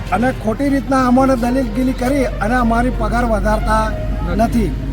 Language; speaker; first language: Gujarati; native; Gujarati